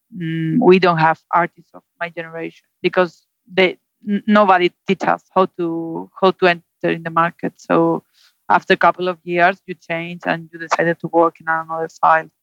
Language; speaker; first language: English; non-native, fluent; Spanish